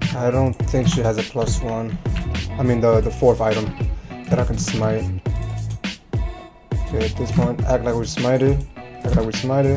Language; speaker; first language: English; native; English